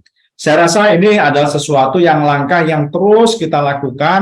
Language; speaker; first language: Indonesian; native; Indonesian